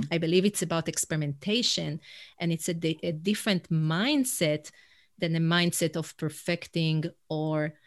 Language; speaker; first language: English; non-native, fluent; Hebrew